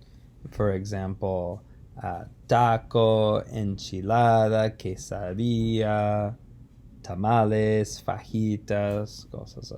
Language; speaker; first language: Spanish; non-native, fluent; English